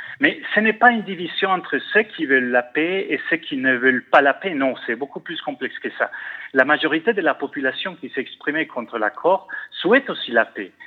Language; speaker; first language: French; non-native, fluent; Spanish